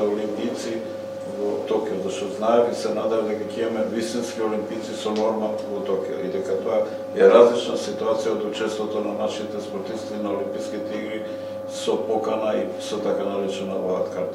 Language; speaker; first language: Macedonian; native; Macedonian